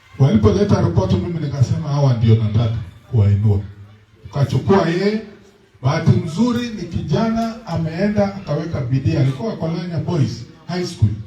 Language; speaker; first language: Swahili; non-native, local second language; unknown